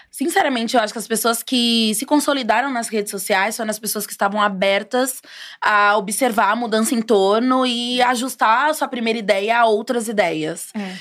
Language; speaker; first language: Portuguese; native; Portuguese